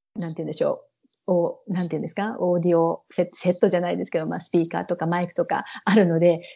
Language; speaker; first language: Japanese; native; Japanese